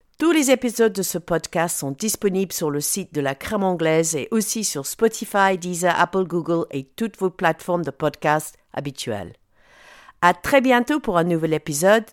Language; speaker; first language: French; non-native, fluent; English